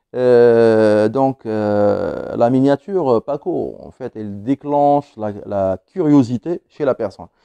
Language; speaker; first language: French; non-native, local second language; Arabic